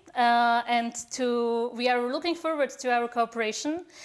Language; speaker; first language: English; non-native, fluent; Slovak